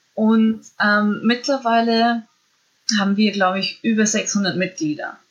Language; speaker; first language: German; native; German